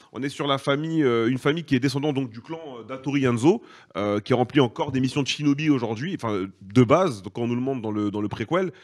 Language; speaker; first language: French; native; French